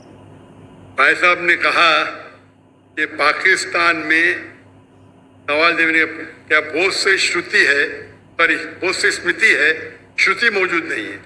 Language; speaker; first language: Hindi; non-native, local second language; Konkani